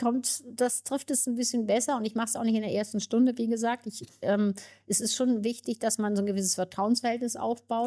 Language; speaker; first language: German; native; German